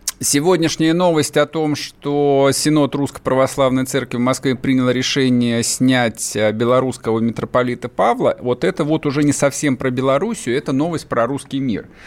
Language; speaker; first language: Russian; native; Russian